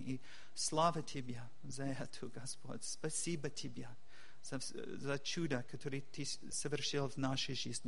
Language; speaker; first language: Russian; non-native, fluent; English